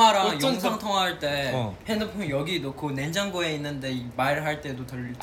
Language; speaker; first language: Korean; non-native, fluent; Chinese